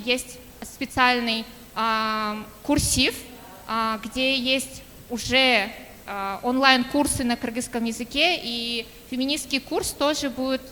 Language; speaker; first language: Russian; non-native, local second language; Kyrgyz